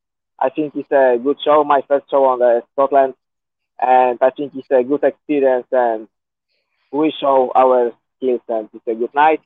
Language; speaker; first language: English; non-native, learner; Polish